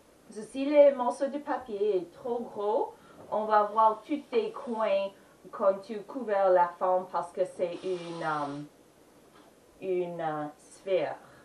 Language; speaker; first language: French; non-native, learner; English